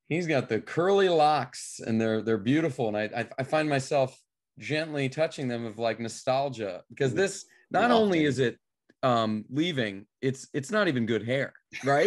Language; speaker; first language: English; native; English